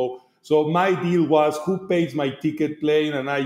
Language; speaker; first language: English; non-native, fluent; Spanish